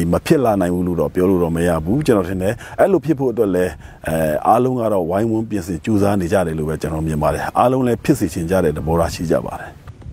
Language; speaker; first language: Burmese; non-native, local second language; Shwe Palaung